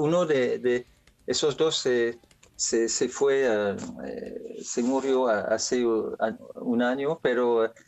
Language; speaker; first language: Spanish; non-native, learner; French